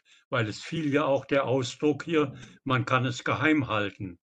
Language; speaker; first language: German; native; German